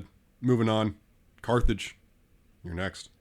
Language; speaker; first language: English; native; English